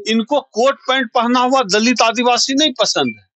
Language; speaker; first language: Hindi; native; Hindi